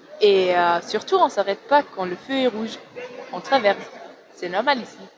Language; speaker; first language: French; non-native, fluent; German